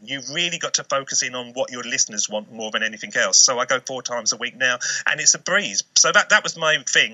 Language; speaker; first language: English; native; English